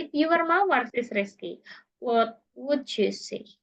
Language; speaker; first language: English; non-native, learner; Indonesian